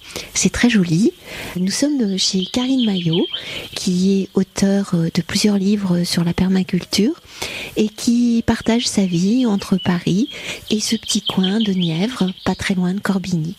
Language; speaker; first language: French; native; French